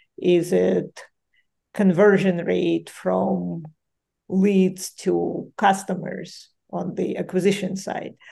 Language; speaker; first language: English; non-native, fluent; Ukrainian